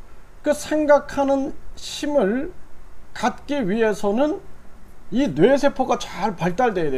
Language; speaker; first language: Korean; native; Korean